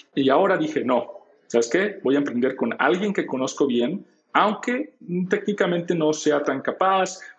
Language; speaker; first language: Spanish; native; Spanish